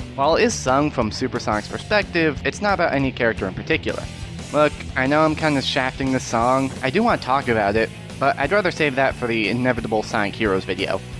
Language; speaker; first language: English; native; English